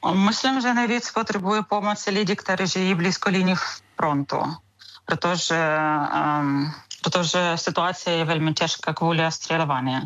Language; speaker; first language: Czech; non-native, learner; Ukrainian